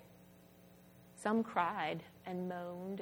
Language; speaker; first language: English; native; English